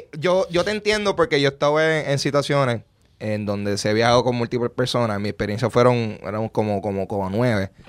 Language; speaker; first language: Spanish; native; Spanish